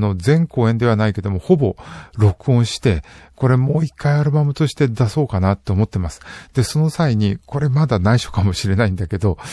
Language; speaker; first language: Japanese; native; Japanese